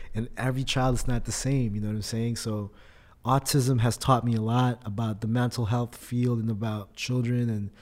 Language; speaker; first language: English; early bilingual, other home language; Filipino